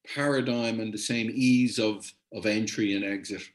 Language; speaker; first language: English; native; English